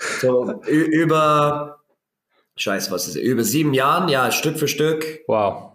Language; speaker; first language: German; non-native, learner; English